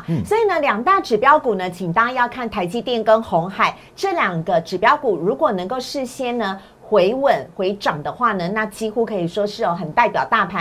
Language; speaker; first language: Chinese; native; Chinese